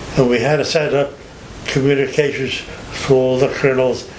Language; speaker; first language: English; native; English